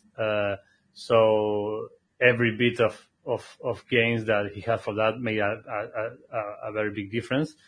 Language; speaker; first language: English; non-native, fluent; Spanish